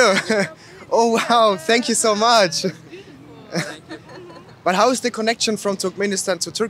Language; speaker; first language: English; non-native, fluent; German